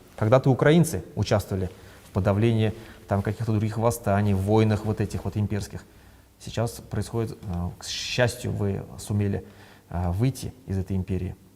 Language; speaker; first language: Russian; non-native, local second language; Bashkir